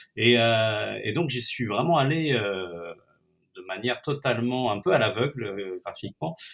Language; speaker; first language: French; native; French